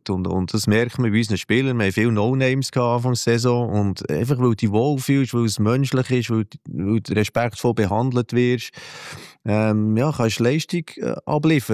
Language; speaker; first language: German; native; German